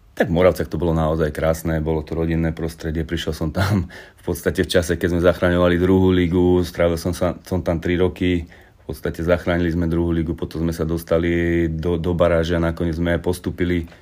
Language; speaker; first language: Slovak; native; Slovak